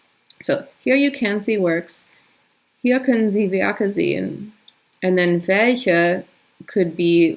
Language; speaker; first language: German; non-native, fluent; English